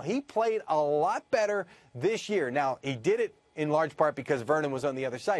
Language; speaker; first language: English; native; English